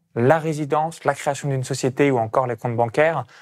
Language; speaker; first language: French; native; French